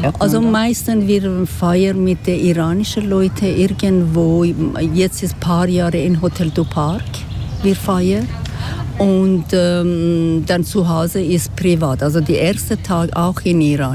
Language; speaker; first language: German; non-native, learner; Persian